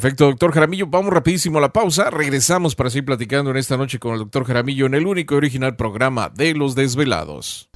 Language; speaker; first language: Spanish; native; Spanish